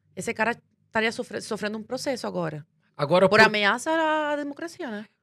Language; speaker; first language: Portuguese; early bilingual, other home language; Spanish